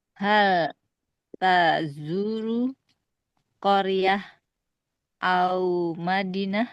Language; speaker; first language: Arabic; non-native, learner; Indonesian